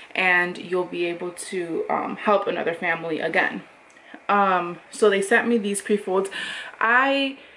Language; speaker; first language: English; native; English